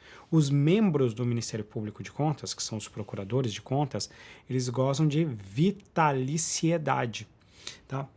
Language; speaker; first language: Portuguese; native; Portuguese